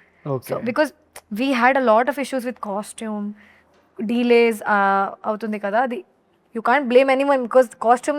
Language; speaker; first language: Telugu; non-native, learner; Hindi